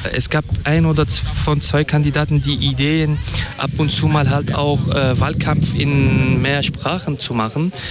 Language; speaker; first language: German; non-native, fluent; Kurdish